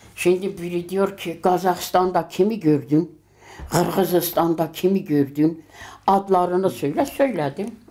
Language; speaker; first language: Turkish; early bilingual, heritage; Turkish